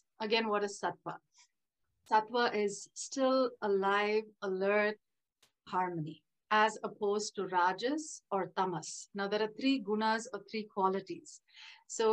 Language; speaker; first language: English; non-native, local second language; Tamil